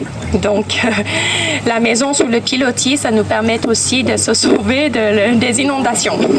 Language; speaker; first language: French; non-native, fluent; Thai